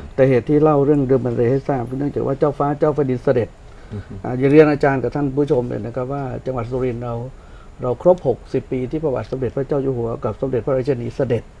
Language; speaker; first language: Thai; non-native, local second language; Northern Khmer